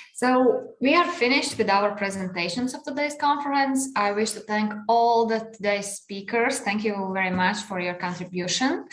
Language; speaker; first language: English; non-native, fluent; Latvian